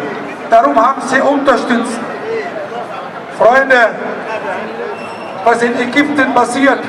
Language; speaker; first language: German; non-native, learner; Arabic